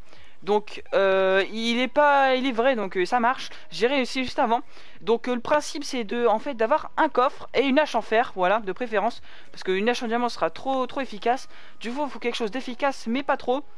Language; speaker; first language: French; native; French